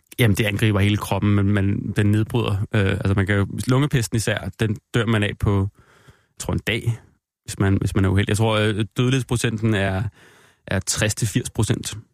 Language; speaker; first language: Danish; native; Danish